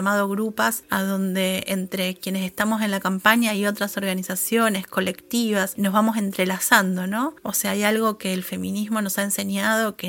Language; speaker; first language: Spanish; native; Spanish